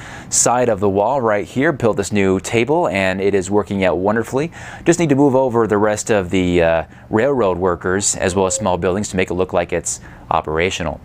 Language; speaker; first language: English; native; English